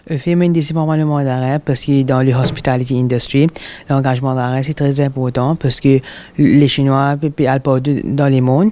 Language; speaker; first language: French; non-native, local second language; Morisyen